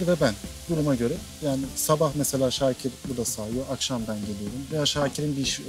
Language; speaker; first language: Turkish; native; Turkish